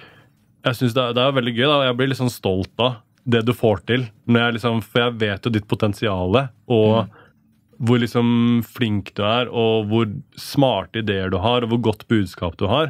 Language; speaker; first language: Norwegian; native; Norwegian